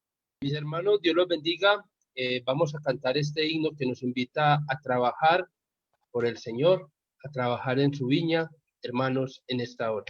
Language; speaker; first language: Spanish; native; Spanish